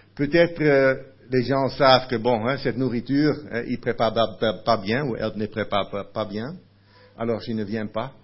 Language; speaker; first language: French; non-native, fluent; Dutch